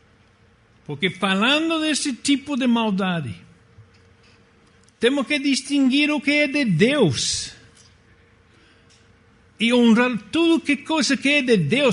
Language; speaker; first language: Portuguese; non-native, fluent; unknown